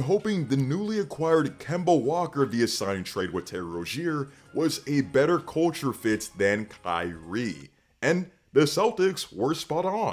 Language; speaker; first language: English; native; English